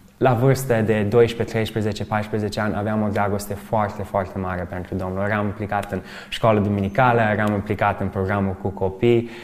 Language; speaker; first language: Romanian; early bilingual, other home language; English